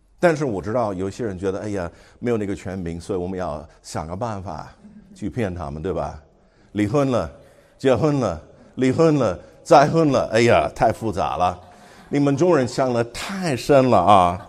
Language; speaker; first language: Chinese; non-native, fluent; English